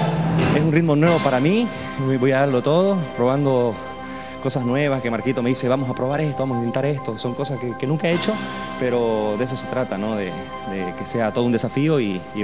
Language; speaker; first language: Spanish; native; Spanish